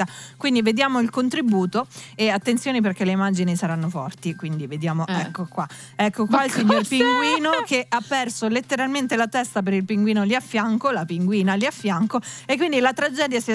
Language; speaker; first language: Italian; native; Italian